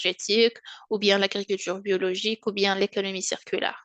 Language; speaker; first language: French; non-native, local second language; Arabic